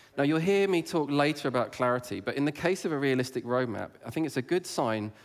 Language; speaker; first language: English; native; English